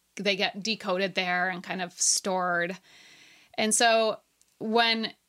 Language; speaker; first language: English; native; English